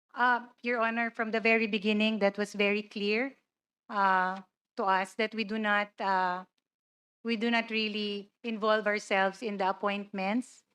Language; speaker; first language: English; non-native, local second language; Cebuano